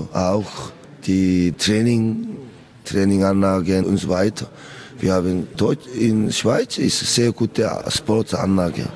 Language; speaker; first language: German; non-native, learner; Korean